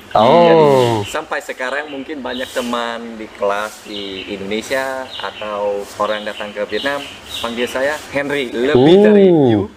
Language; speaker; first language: Indonesian; non-native, fluent; Vietnamese